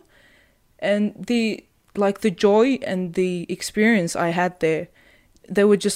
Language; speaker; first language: English; non-native, fluent; Arabic